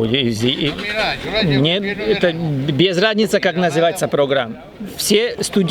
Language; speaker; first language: Russian; non-native, fluent; Spanish